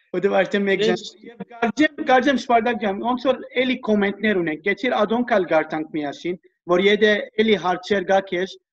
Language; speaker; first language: Armenian; early bilingual, heritage; Armenian